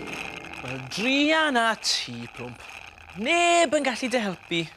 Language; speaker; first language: Welsh; native; Welsh